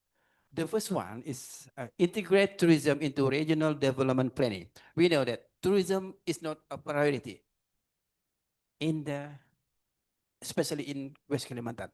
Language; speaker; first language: English; non-native, learner; Indonesian